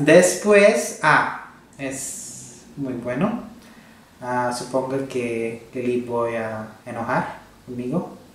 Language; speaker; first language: Spanish; non-native, learner; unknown